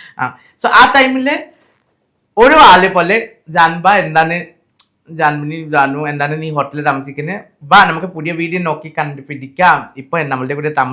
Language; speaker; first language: Malayalam; non-native, local second language; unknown